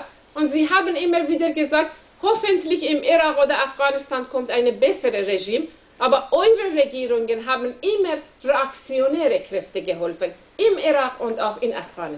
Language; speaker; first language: German; non-native, learner; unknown